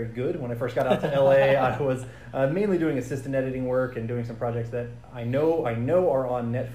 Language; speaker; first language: English; native; English